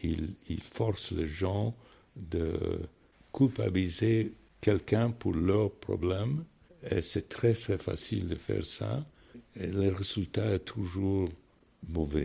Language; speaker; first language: French; non-native, fluent; English